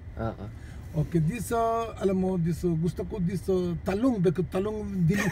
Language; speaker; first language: Filipino; non-native, learner; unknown